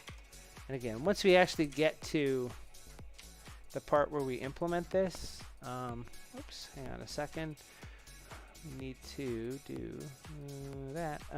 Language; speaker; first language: English; native; English